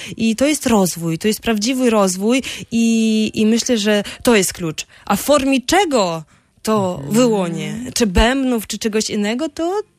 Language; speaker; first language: Polish; non-native, fluent; Russian